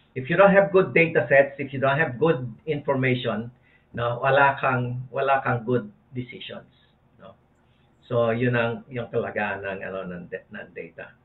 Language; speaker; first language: Filipino; native; Filipino